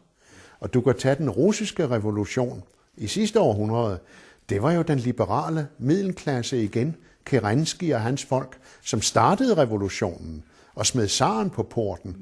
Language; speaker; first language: Danish; native; Danish